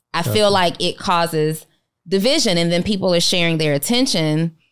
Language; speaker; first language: English; native; English